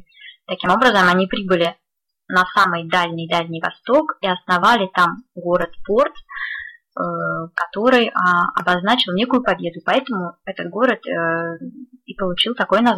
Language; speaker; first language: Russian; native; Russian